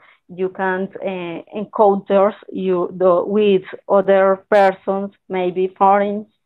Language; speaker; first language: English; non-native, learner; Spanish